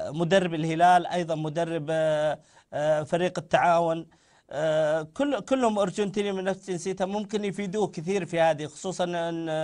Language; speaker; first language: Arabic; native; Arabic